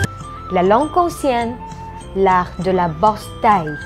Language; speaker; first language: French; non-native, fluent; Thai